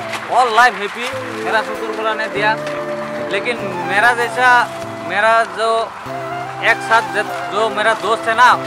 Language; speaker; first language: Hindi; non-native, local second language; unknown